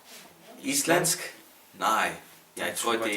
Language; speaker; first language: Danish; non-native, learner; Icelandic